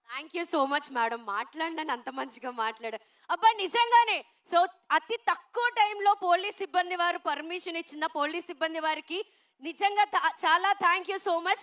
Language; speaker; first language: Telugu; native; Telugu